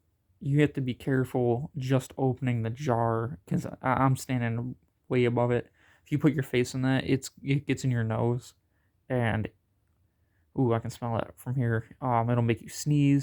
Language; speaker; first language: English; native; English